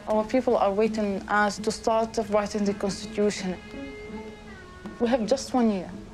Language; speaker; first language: English; non-native, fluent; Arabic